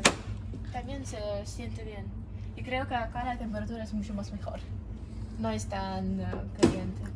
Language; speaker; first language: Spanish; non-native, learner; Ukrainian